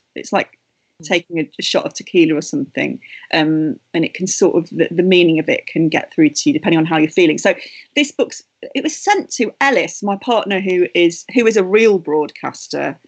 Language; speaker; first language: English; native; English